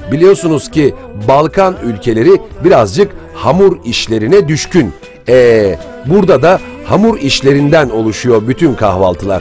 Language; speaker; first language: Turkish; native; Turkish